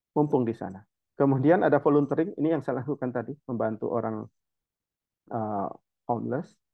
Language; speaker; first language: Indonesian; native; Indonesian